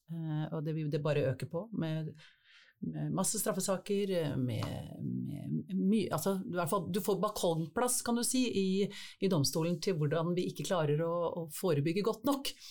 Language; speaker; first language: Norwegian; native; Norwegian